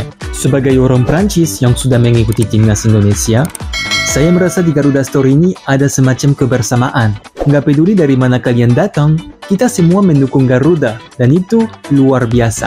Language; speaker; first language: Indonesian; non-native, fluent; French